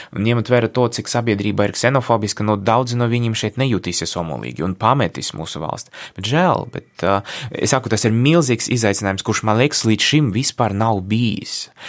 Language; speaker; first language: Latvian; non-native, local second language; Russian